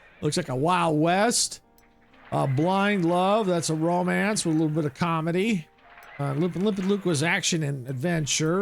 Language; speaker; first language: English; native; English